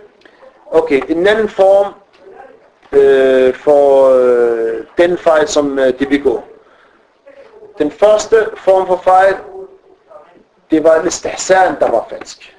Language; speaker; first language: Danish; non-native, fluent; Arabic